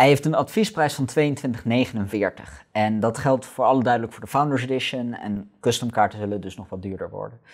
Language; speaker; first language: Dutch; native; Dutch